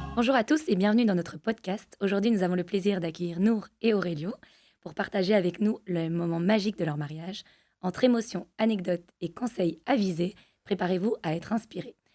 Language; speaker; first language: French; native; French